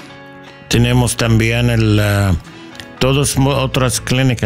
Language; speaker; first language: Spanish; non-native, learner; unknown